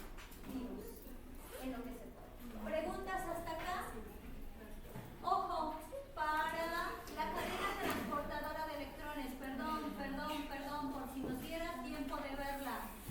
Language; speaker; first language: Spanish; native; Spanish